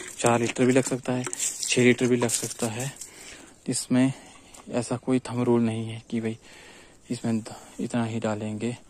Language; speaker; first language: Hindi; native; Hindi